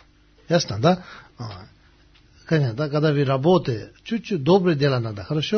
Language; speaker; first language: Russian; non-native, learner; Tibetan